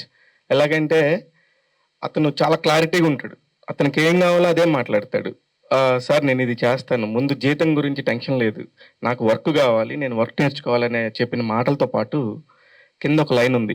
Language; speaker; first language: Telugu; native; Telugu